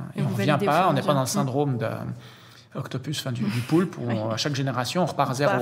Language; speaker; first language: French; native; French